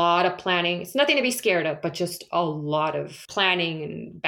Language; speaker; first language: English; native; English